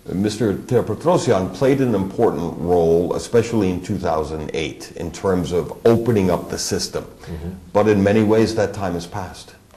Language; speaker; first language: English; early bilingual, other home language; Armenian